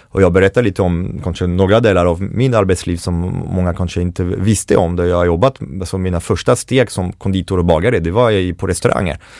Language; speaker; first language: Swedish; non-native, fluent; French